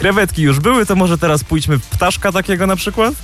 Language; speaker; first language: Polish; native; Polish